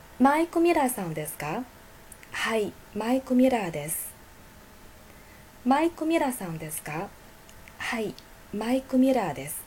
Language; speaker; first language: Japanese; non-native, fluent; Chinese